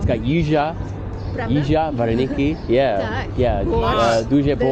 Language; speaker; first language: Ukrainian; non-native, learner; English